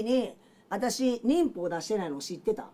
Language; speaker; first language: Japanese; native; Japanese